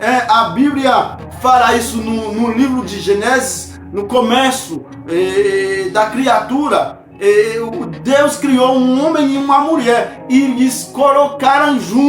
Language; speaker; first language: Portuguese; non-native, fluent; Haitian Creole